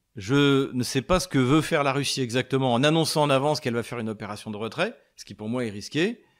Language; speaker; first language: French; native; French